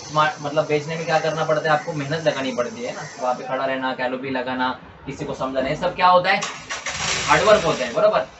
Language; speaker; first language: Hindi; non-native, local second language; Marathi